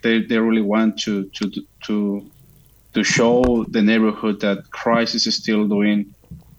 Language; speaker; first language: English; non-native, fluent; Spanish